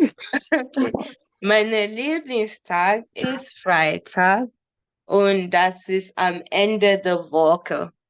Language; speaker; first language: German; non-native, learner; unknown